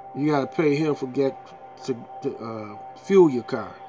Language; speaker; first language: English; native; English